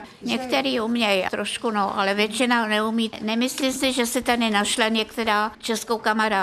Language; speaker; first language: Czech; non-native, fluent; Russian